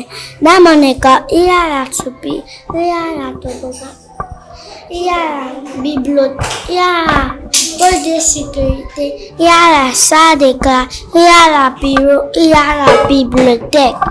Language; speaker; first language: French; non-native, learner; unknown